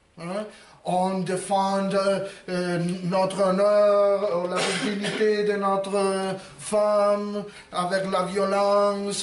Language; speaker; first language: French; non-native, learner; Spanish